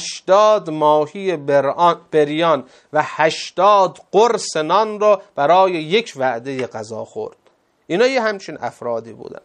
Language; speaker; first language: Persian; native; Persian